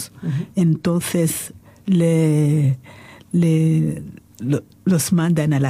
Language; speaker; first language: Spanish; non-native, fluent; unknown